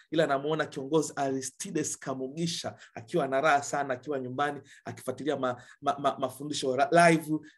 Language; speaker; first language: Swahili; native; Swahili